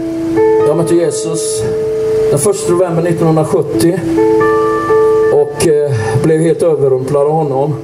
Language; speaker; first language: Swedish; native; Swedish